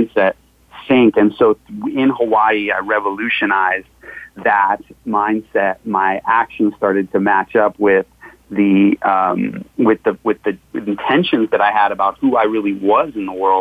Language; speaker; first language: English; native; English